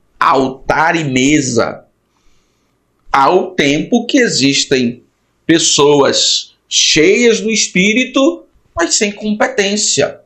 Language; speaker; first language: Portuguese; native; Portuguese